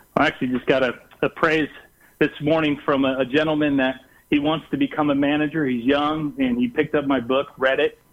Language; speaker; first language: English; non-native, fluent; Portuguese